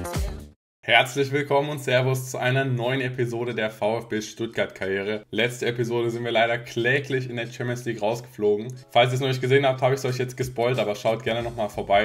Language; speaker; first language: German; native; German